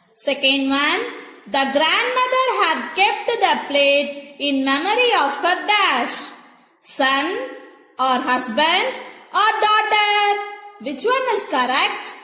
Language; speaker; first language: English; non-native, local second language; Tamil